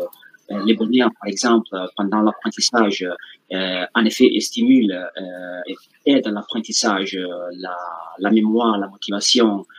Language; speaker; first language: French; non-native, fluent; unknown